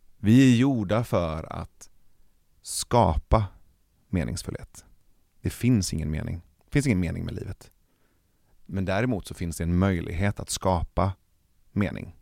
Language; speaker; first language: Swedish; early bilingual, other home language; Persian